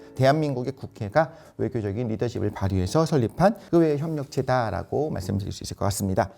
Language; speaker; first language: Korean; native; Korean